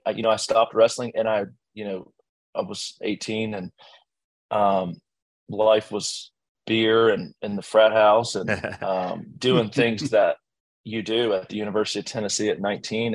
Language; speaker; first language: English; native; English